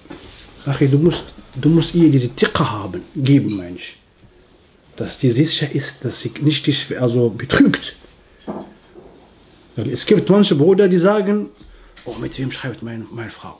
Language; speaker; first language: German; non-native, learner; Arabic